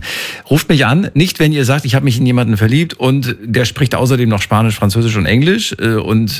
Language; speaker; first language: German; native; German